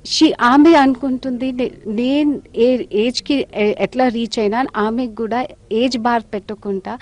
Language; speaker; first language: Telugu; non-native, local second language; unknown